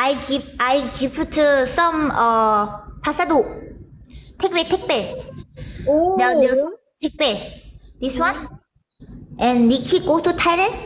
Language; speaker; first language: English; non-native, learner; Thai